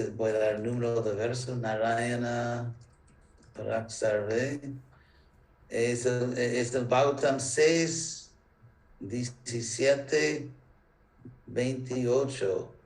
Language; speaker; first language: Spanish; non-native, fluent; English